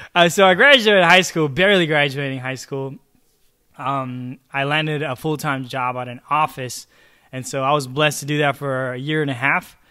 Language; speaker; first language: English; early bilingual, other home language; Chavacano